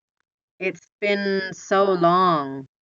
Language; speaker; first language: English; non-native, fluent; Indonesian